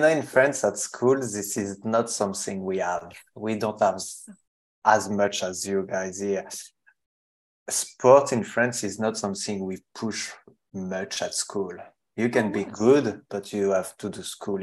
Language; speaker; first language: English; non-native, learner; French